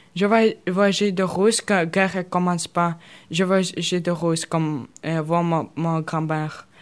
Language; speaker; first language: French; non-native, learner; Russian